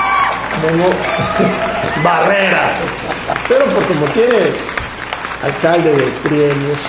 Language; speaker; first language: Spanish; native; Spanish